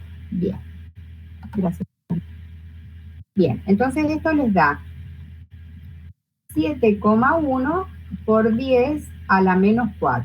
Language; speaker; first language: Spanish; native; Spanish